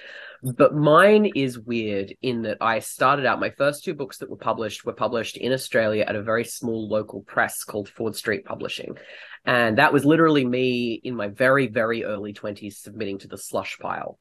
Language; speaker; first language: English; native; English